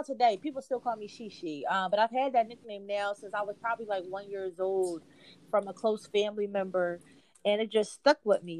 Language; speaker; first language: English; native; English